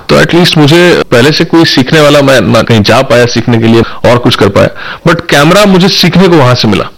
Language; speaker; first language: Hindi; non-native, local second language; Marathi